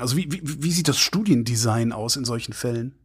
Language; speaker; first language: German; native; German